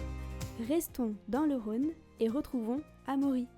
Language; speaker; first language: French; native; French